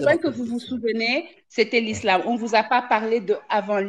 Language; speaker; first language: French; native; French